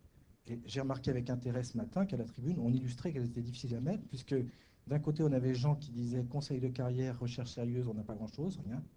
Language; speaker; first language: French; native; French